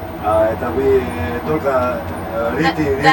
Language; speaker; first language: Russian; non-native, fluent; Korean